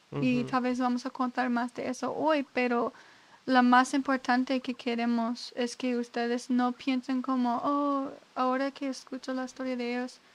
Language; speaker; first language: Spanish; non-native, learner; English